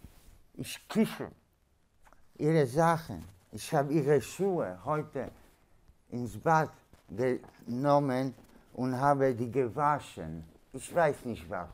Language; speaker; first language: German; non-native, learner; Polish